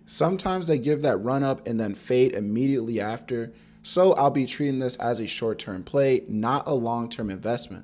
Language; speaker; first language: English; native; English